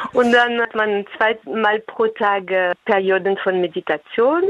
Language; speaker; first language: German; non-native, fluent; French